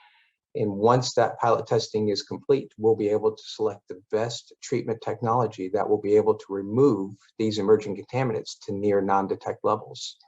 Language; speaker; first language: English; native; English